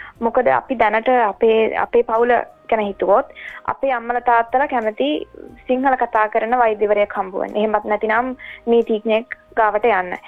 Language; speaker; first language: Sinhala; early bilingual, heritage; Sinhala